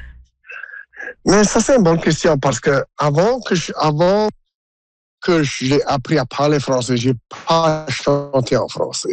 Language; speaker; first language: French; non-native, local second language; English